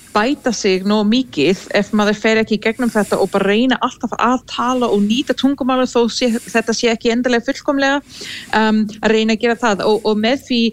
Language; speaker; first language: Icelandic; non-native, fluent; English